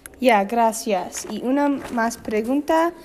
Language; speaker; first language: Spanish; non-native, learner; English